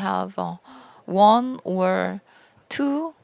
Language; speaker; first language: English; non-native, learner; Korean